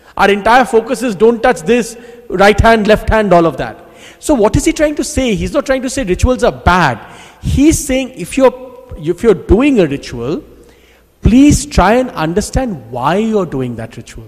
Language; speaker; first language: English; non-native, local second language; Bangla